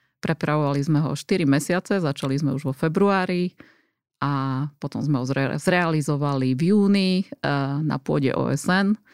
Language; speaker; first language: Slovak; native; Slovak